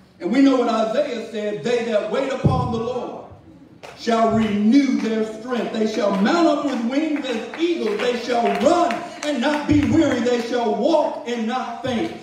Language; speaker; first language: English; native; English